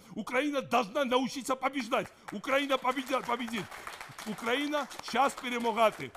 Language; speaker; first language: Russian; non-native, local second language; Georgian